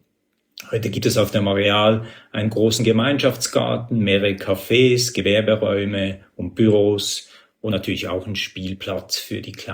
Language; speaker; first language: German; native; German